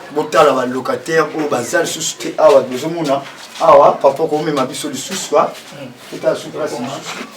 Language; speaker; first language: Lingala; native; Lingala